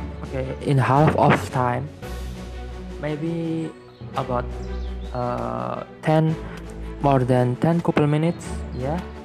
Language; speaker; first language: English; non-native, learner; Indonesian